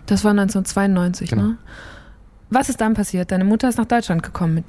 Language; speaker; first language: German; native; German